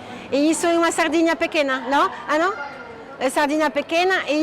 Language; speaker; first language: Portuguese; non-native, fluent; French